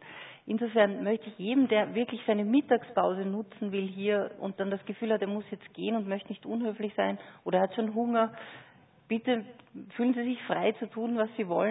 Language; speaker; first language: German; native; German